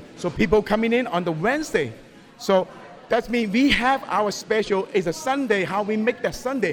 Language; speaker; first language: English; non-native, local second language; Cantonese